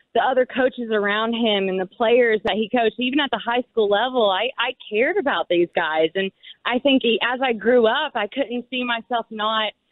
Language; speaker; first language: English; native; English